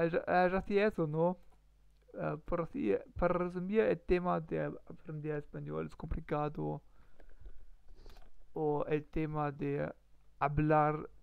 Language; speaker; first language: Spanish; non-native, learner; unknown